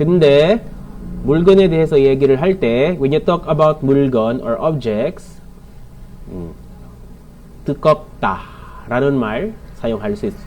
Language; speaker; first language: Korean; non-native, learner; Filipino